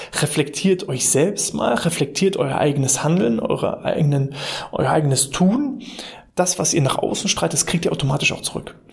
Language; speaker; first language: German; native; German